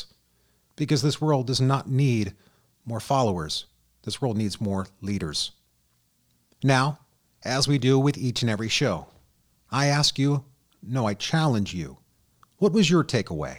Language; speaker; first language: English; native; English